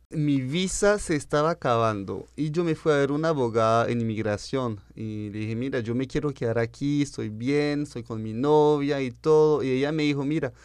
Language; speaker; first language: Spanish; early bilingual, heritage; French